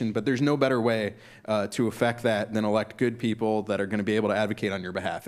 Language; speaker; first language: English; native; English